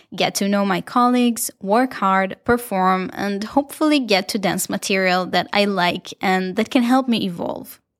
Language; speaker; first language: English; non-native, fluent; Hebrew